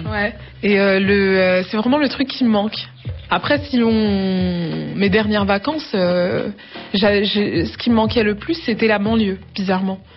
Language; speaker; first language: French; early bilingual, other home language; Arabic